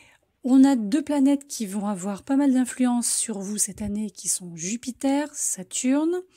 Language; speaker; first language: French; native; French